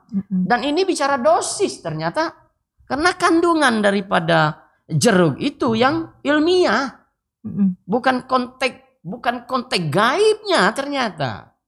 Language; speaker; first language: Indonesian; non-native, local second language; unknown